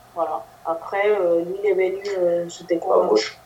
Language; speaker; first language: French; non-native, fluent; Spanish